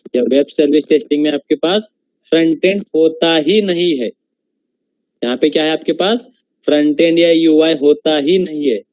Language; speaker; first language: Hindi; non-native, local second language; Marathi